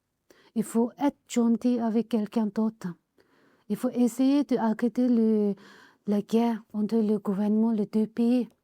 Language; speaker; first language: French; non-native, learner; Tibetan